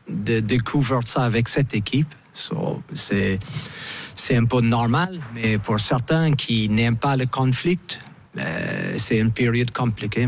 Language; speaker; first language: French; non-native, fluent; English